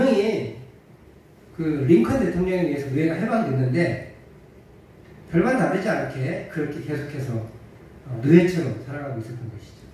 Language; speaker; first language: Korean; native; Korean